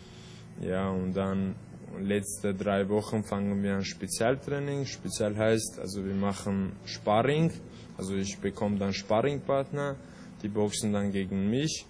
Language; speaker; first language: German; early bilingual, other home language; Armenian